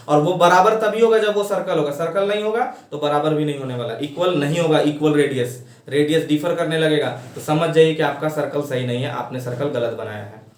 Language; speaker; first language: Hindi; native; Hindi